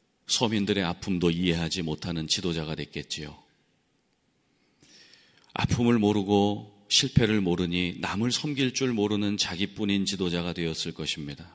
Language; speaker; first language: Korean; native; Korean